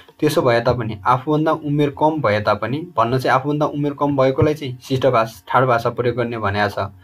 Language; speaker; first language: Nepali; native; Nepali